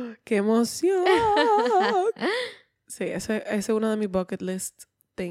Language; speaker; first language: Spanish; native; Spanish